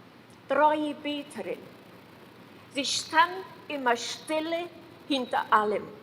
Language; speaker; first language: German; early bilingual, heritage; German